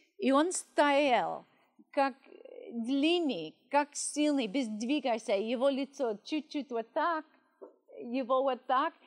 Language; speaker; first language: Russian; non-native, learner; English